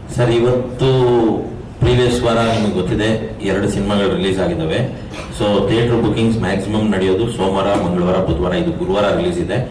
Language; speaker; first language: Kannada; native; Kannada